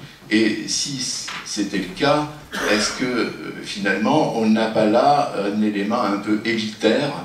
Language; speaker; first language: French; native; French